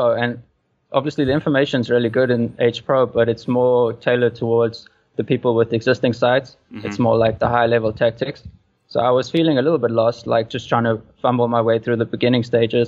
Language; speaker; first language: English; native; English